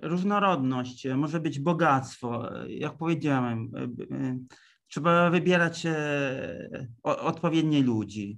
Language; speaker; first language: Polish; early bilingual, heritage; Italian